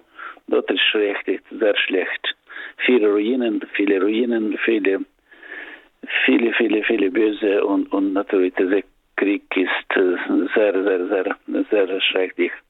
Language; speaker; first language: German; non-native, learner; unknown